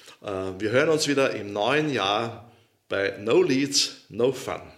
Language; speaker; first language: German; native; German